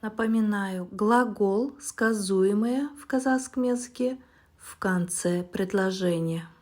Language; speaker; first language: Russian; non-native, local second language; Kazakh